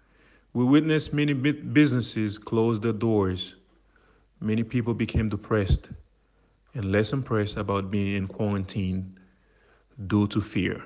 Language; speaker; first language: English; non-native, fluent; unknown